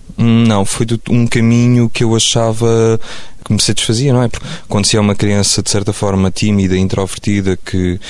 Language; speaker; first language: Portuguese; early bilingual, other home language; French